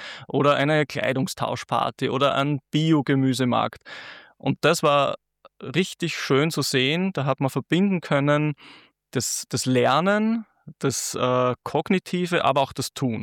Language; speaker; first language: German; native; German